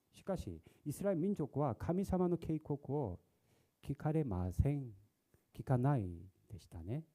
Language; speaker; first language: Japanese; non-native, learner; Korean